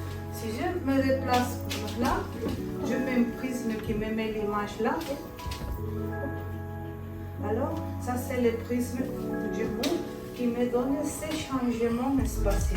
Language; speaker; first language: French; non-native, fluent; Spanish